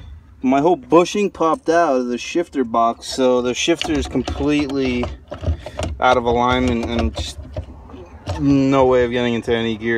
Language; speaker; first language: English; native; English